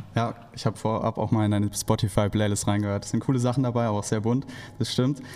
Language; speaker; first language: German; native; German